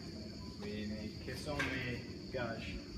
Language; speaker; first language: French; non-native, learner; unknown